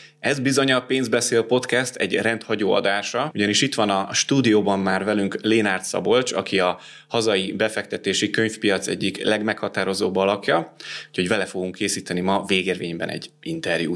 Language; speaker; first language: Hungarian; native; Hungarian